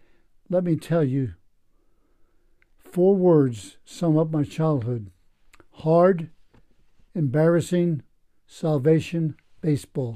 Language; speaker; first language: English; native; English